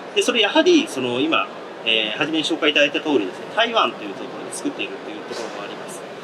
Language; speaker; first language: Japanese; native; Japanese